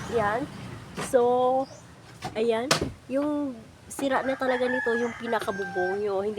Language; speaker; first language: Filipino; non-native, local second language; Hiligaynon